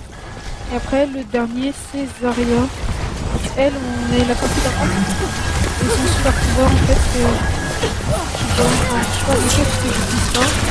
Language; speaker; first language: French; native; French